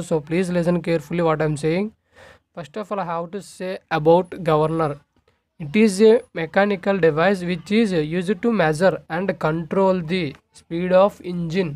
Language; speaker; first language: English; non-native, local second language; Telugu